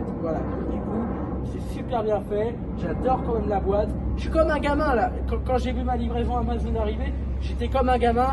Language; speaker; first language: French; native; French